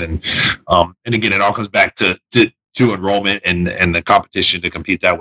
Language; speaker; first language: English; native; English